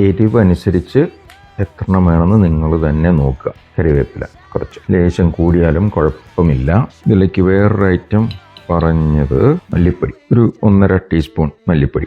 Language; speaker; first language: Malayalam; native; Malayalam